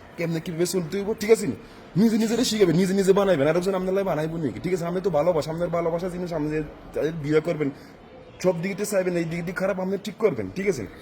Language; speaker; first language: Bangla; non-native, learner; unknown